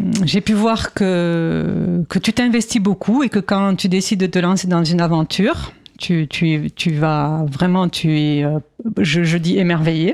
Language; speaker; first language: French; native; French